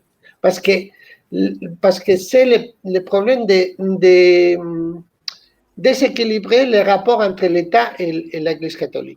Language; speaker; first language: French; non-native, fluent; Spanish